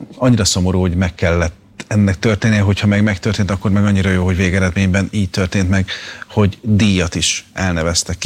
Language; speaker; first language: Hungarian; native; Hungarian